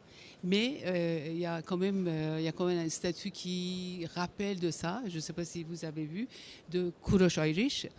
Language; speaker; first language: French; non-native, fluent; Persian